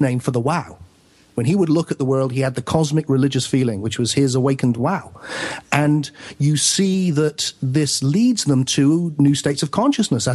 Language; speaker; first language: English; native; English